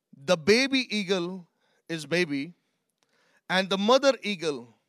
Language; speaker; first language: English; non-native, local second language; Urdu